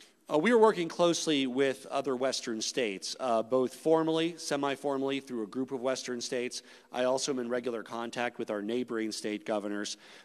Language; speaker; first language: English; native; English